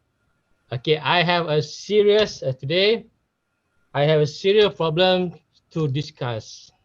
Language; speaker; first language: English; non-native, learner; Malay